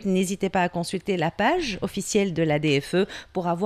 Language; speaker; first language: French; non-native, local second language; Arabic